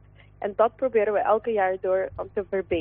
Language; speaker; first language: Dutch; non-native, local second language; Papiamento